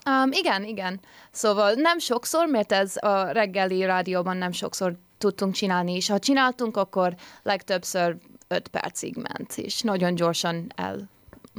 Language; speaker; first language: Hungarian; early bilingual, heritage; Hungarian